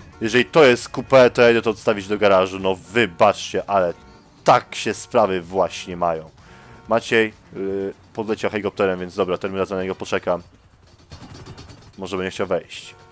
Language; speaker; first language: Polish; native; Polish